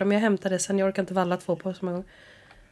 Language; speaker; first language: Swedish; native; Swedish